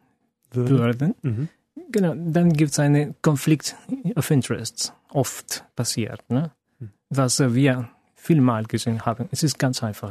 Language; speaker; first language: German; non-native, learner; Spanish